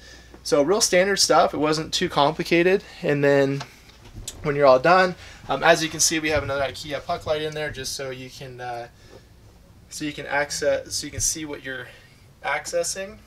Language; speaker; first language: English; native; English